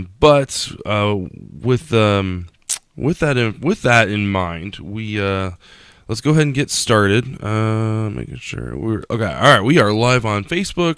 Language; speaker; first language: English; native; English